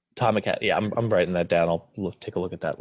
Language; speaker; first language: English; native; English